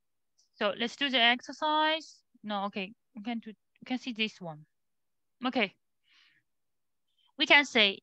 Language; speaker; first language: English; non-native, learner; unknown